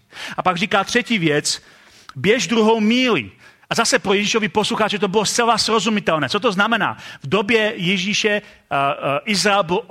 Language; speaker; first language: Czech; native; Czech